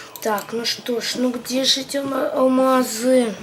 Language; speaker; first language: Russian; native; Russian